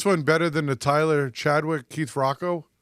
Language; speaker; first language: English; native; English